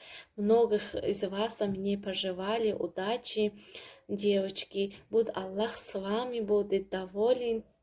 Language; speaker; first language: Russian; non-native, learner; Tajik